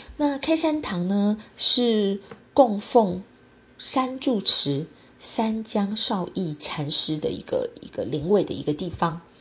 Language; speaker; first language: Chinese; native; Chinese